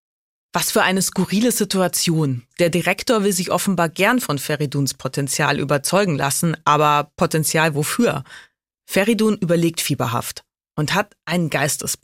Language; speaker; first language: German; native; German